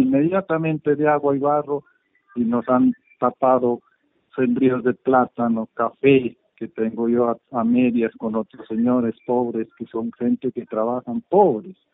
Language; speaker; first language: Spanish; native; Spanish